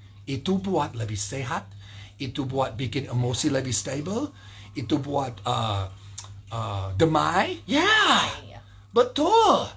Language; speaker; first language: Indonesian; non-native, learner; English